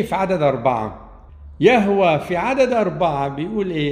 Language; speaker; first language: Arabic; native; Arabic